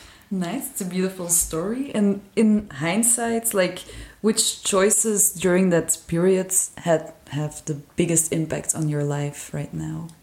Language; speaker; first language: English; non-native, fluent; Dutch